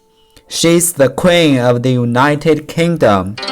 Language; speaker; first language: English; non-native, learner; Chinese